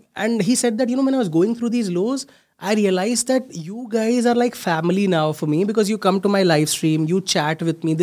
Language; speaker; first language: English; non-native, local second language; Hindi